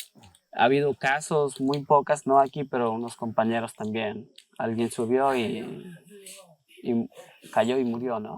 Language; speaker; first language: Spanish; non-native, local second language; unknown